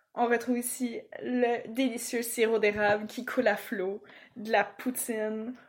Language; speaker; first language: French; non-native, fluent; English